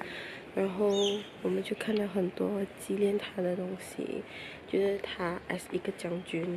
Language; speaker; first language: Chinese; early bilingual, heritage; Cantonese